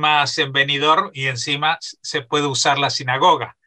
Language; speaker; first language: Spanish; native; Spanish